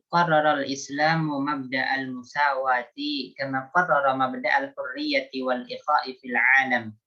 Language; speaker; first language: Arabic; non-native, learner; Indonesian